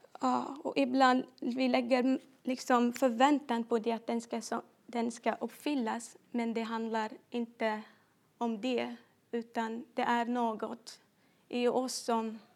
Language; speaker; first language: Swedish; non-native, fluent; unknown